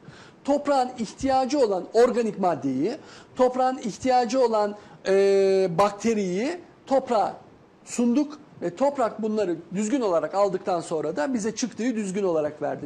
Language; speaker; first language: Turkish; native; Turkish